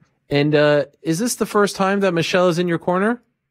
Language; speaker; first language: English; native; English